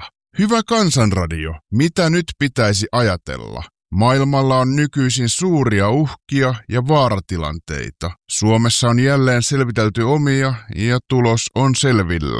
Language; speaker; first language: Finnish; native; Finnish